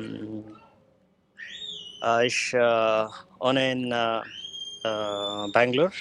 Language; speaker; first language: German; non-native, learner; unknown